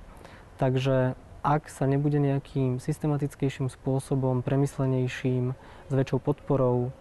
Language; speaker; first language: Slovak; native; Slovak